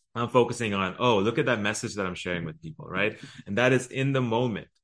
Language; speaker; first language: English; early bilingual, other home language; Arabic